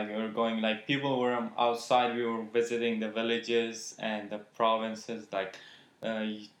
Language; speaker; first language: English; non-native, fluent; Persian